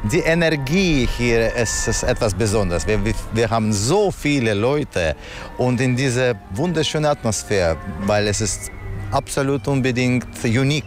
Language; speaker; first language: German; non-native, fluent; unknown